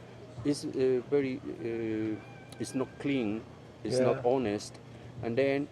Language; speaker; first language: English; non-native, fluent; Spanish